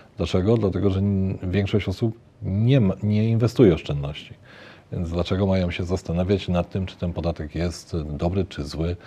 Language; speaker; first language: Polish; native; Polish